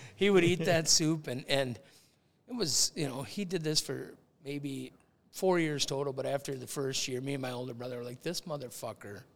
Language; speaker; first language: English; native; English